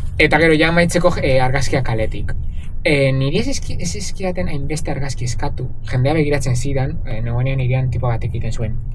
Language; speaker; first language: Basque; non-native, local second language; Spanish